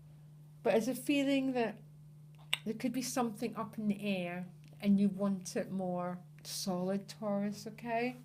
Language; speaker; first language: English; native; English